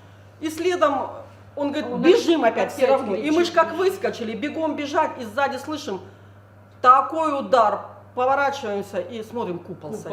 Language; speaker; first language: Russian; native; Russian